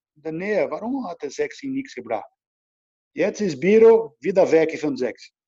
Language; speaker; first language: German; non-native, learner; Portuguese